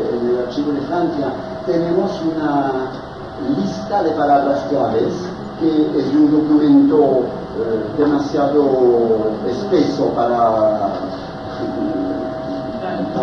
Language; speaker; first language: Spanish; non-native, fluent; French